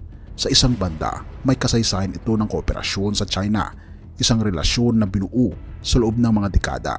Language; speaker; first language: Filipino; native; Filipino